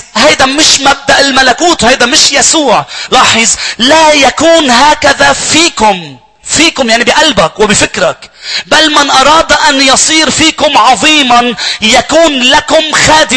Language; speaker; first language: Arabic; native; Arabic